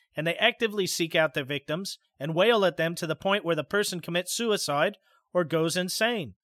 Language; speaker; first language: English; native; English